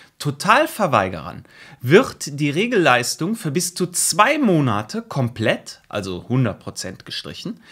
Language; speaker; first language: German; native; German